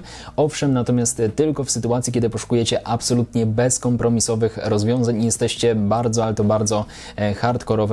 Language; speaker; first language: Polish; native; Polish